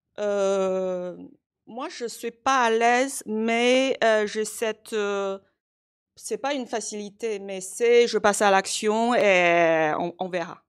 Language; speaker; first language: French; non-native, fluent; Chinese